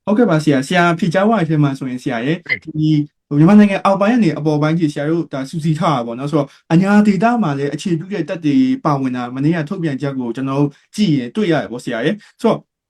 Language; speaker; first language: Burmese; native; Burmese